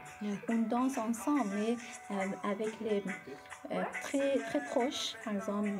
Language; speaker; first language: French; non-native, fluent; Persian